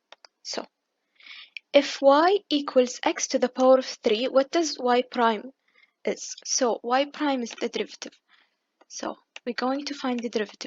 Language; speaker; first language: English; non-native, fluent; Arabic